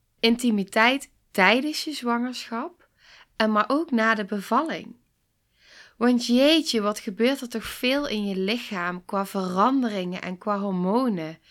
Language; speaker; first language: Dutch; native; Dutch